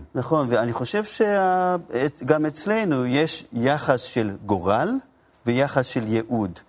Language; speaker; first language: Hebrew; non-native, fluent; Japanese